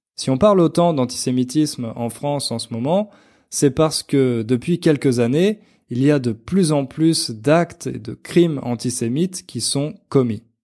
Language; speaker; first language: French; native; French